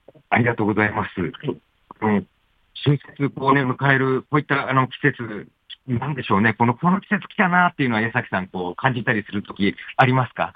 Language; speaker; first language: Japanese; native; Japanese